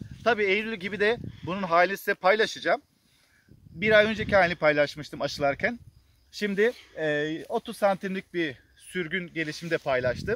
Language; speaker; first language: Turkish; native; Turkish